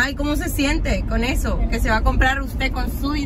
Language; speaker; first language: Spanish; native; Spanish